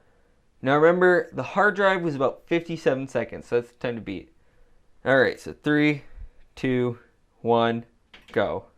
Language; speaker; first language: English; native; English